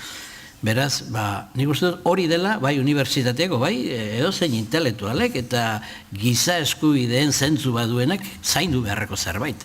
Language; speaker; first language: Basque; native; Basque